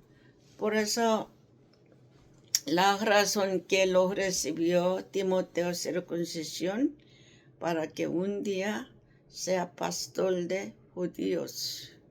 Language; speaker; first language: Spanish; non-native, learner; Korean